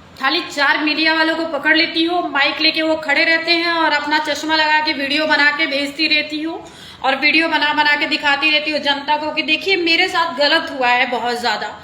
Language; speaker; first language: Hindi; native; Hindi